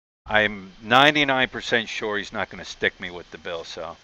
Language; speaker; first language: English; native; English